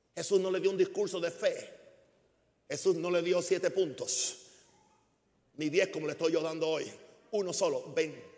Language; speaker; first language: Spanish; early bilingual, heritage; Spanish